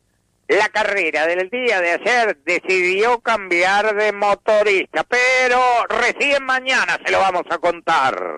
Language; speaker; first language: Spanish; native; Spanish